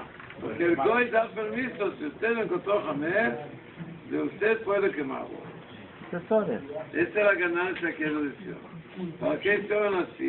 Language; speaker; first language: Spanish; non-native, fluent; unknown